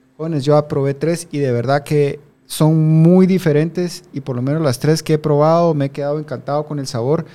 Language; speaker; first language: Spanish; native; Spanish